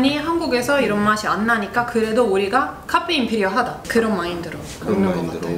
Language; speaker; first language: Korean; non-native, fluent; Italian